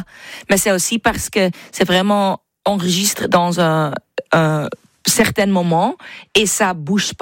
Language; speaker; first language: French; non-native, fluent; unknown